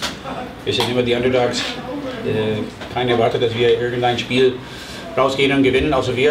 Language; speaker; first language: German; non-native, fluent; English